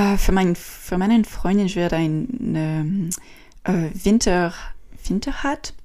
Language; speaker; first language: German; non-native, learner; French